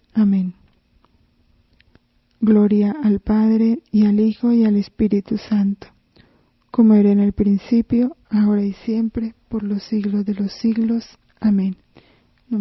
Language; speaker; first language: Spanish; native; Spanish